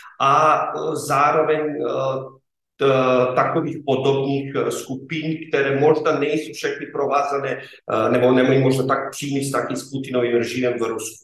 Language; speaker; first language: Czech; non-native, fluent; Serbian